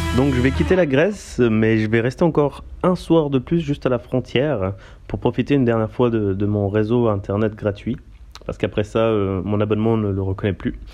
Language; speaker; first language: French; early bilingual, other home language; Turkish